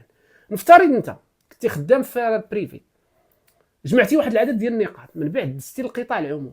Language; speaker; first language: Arabic; native; Arabic